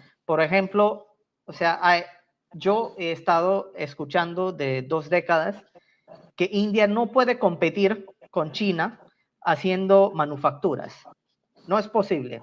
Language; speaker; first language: Spanish; non-native, fluent; Tamil